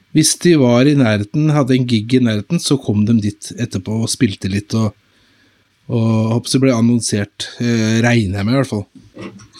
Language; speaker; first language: Norwegian; native; Norwegian